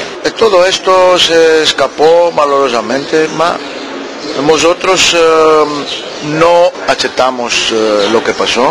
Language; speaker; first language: Spanish; early bilingual, heritage; Ladino